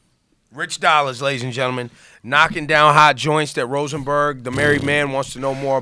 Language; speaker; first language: English; native; English